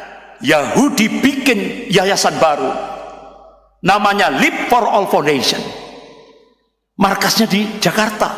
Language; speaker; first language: Indonesian; non-native, local second language; Javanese